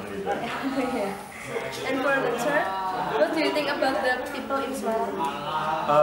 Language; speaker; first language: English; non-native, learner; Indonesian